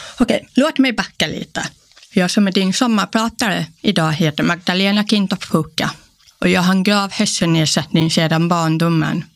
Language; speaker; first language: Swedish; early bilingual, other home language; Polish